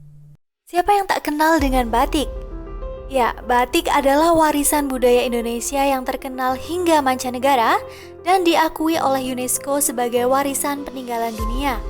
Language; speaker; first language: Indonesian; native; Indonesian